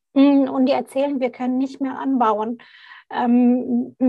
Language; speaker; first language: German; non-native, fluent; Arabic